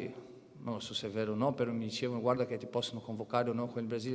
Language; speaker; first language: Italian; non-native, fluent; Portuguese